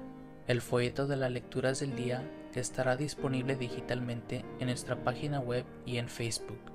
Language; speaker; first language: Spanish; native; Spanish